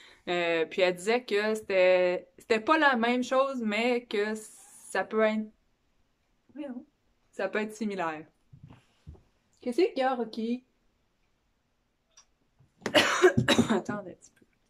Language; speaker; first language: French; native; French